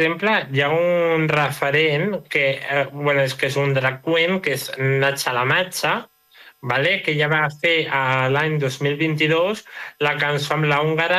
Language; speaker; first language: Catalan; native; Catalan